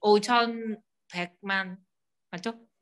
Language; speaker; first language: Korean; non-native, learner; Vietnamese